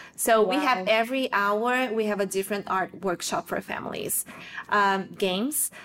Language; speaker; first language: English; non-native, fluent; Portuguese